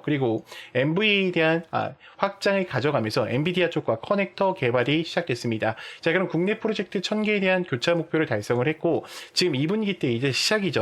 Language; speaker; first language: Korean; native; Korean